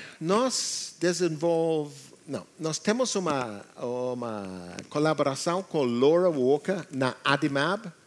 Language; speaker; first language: Portuguese; non-native, learner; English